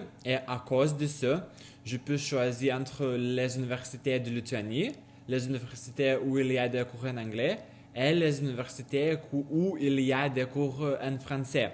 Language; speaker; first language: French; non-native, learner; Lithuanian